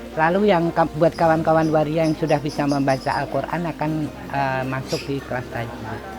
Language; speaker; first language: Indonesian; native; Indonesian